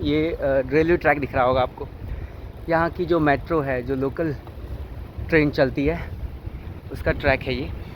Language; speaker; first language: Hindi; native; Hindi